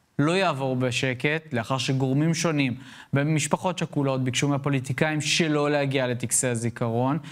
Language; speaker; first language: Hebrew; native; Hebrew